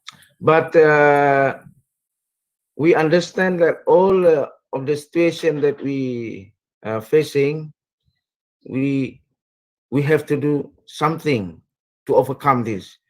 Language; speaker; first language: English; non-native, fluent; Indonesian